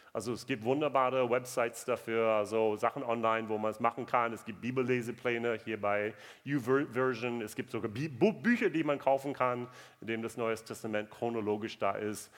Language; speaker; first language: German; non-native, fluent; English